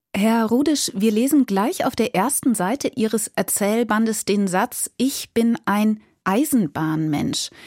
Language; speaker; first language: German; native; German